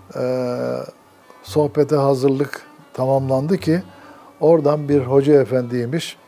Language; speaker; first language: Turkish; native; Turkish